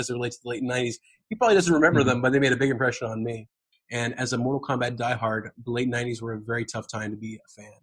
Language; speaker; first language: English; native; English